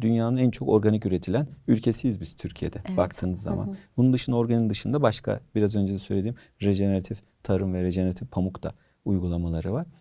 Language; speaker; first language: Turkish; native; Turkish